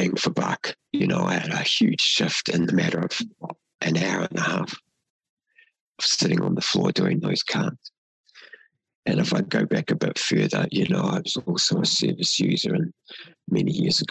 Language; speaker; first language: English; non-native, local second language; Māori